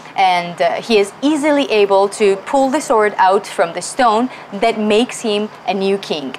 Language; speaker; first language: English; non-native, fluent; Georgian